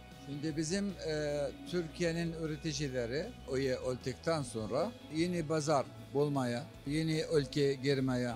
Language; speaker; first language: Turkish; non-native, learner; Arabic